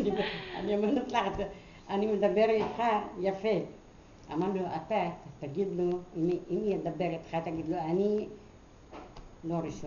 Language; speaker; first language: Hebrew; non-native, learner; Arabic